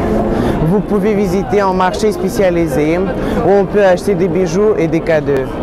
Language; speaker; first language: French; non-native, learner; Russian